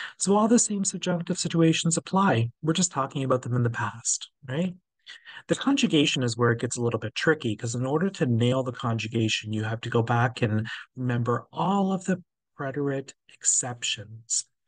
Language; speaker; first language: English; native; English